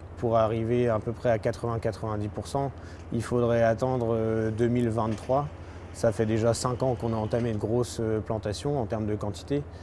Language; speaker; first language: French; native; French